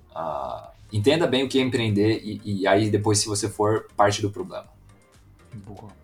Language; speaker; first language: Portuguese; native; Portuguese